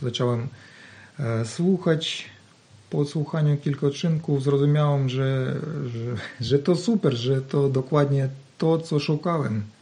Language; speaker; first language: Polish; non-native, learner; Ukrainian